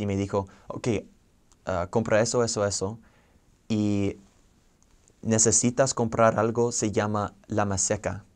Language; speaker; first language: Spanish; non-native, fluent; English